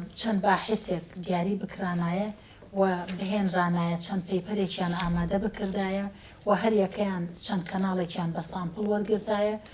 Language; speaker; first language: Central Kurdish; native; Central Kurdish